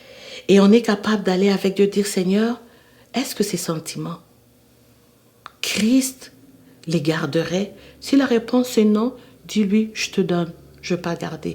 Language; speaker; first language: French; native; French